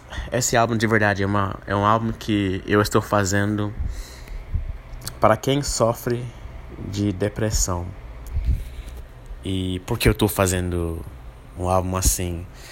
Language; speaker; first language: Portuguese; non-native, fluent; English